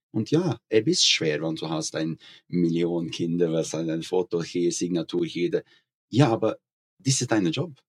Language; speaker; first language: German; non-native, learner; Norwegian